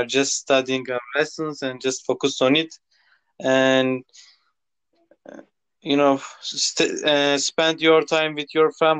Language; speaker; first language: English; non-native, local second language; Turkish